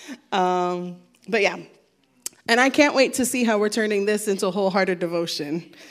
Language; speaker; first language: English; early bilingual, other home language; Spanish